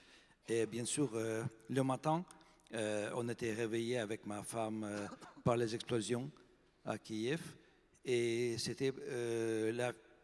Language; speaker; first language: French; non-native, fluent; Russian